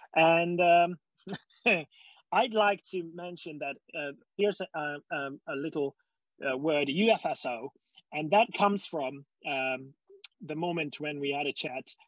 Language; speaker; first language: English; non-native, fluent; Hungarian